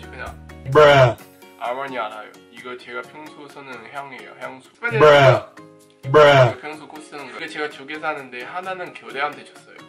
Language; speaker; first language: Korean; early bilingual, heritage; English